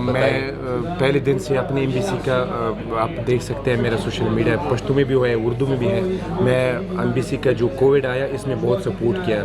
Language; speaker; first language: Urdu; non-native, local second language; Pashto